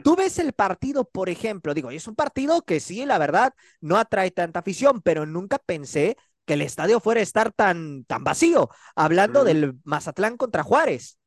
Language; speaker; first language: Spanish; native; Spanish